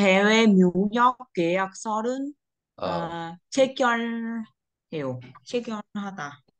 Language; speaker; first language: Korean; non-native, learner; Vietnamese